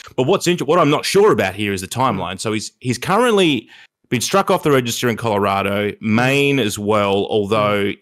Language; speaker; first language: English; native; English